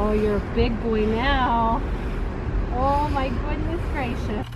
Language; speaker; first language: English; native; English